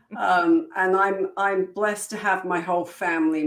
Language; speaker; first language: English; native; English